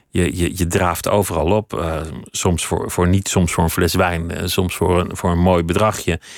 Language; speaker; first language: Dutch; native; Dutch